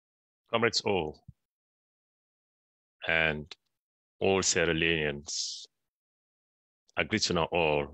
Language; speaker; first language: English; non-native, local second language; Krio